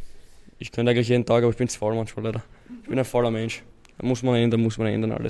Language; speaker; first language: German; native; German